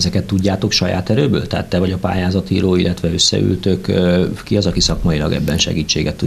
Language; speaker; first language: Hungarian; native; Hungarian